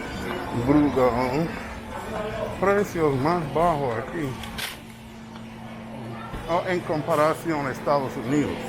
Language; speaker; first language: Spanish; non-native, learner; English